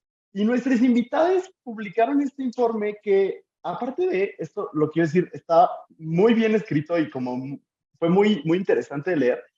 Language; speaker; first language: Spanish; native; Spanish